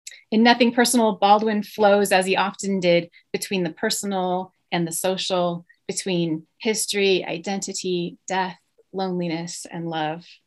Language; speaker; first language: English; native; English